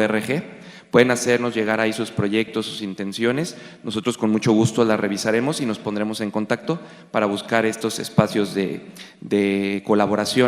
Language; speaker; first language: Spanish; native; Spanish